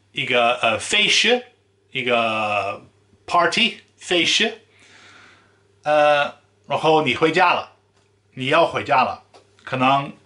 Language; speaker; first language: Chinese; non-native, fluent; Dutch